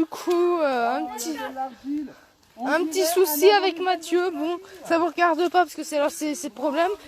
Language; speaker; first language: French; native; French